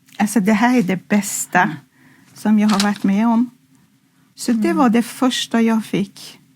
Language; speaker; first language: Swedish; non-native, fluent; Persian